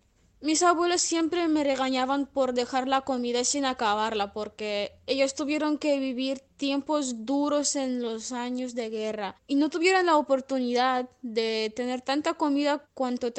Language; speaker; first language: Spanish; non-native, fluent; Russian